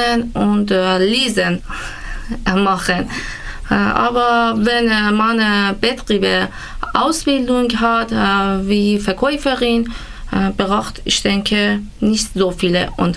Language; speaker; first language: German; non-native, learner; Persian